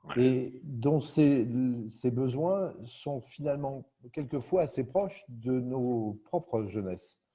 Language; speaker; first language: French; native; French